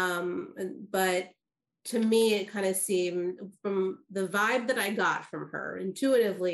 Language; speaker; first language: English; native; English